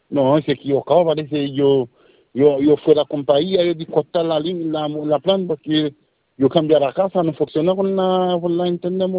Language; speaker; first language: Spanish; non-native, learner; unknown